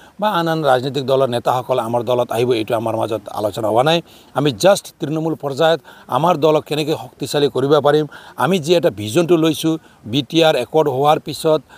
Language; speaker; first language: Assamese; non-native, local second language; Nepali